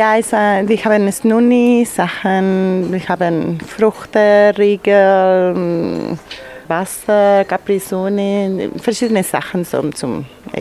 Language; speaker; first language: German; non-native, learner; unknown